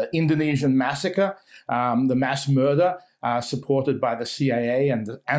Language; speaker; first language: English; native; English